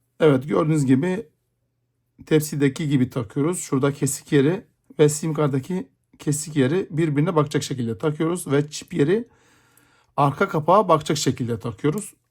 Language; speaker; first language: Turkish; native; Turkish